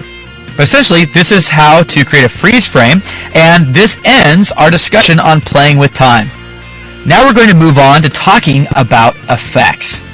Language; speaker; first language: English; native; English